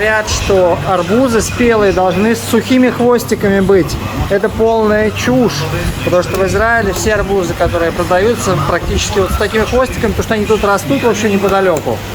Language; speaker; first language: Russian; native; Russian